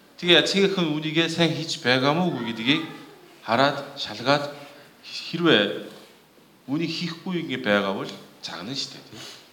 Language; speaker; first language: Mongolian; non-native, fluent; Korean